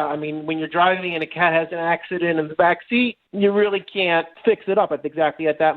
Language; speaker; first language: English; native; English